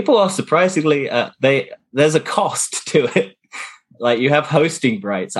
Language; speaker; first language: English; native; English